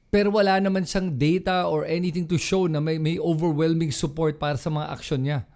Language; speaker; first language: Filipino; native; Filipino